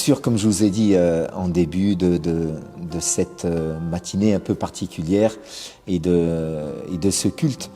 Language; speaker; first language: French; native; French